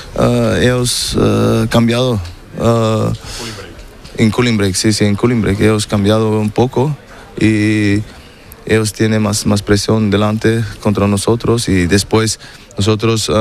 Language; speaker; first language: Spanish; non-native, learner; German